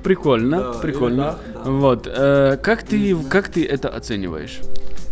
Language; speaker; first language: Russian; native; Russian